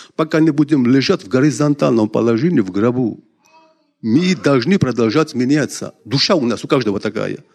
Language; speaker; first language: Russian; non-native, local second language; Georgian